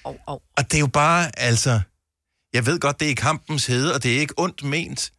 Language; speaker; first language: Danish; native; Danish